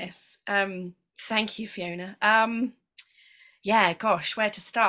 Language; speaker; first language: English; native; English